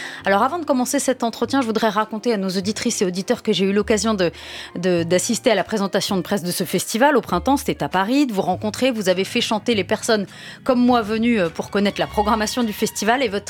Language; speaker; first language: French; native; French